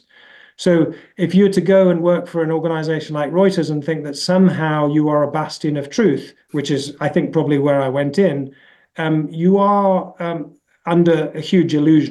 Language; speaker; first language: English; native; English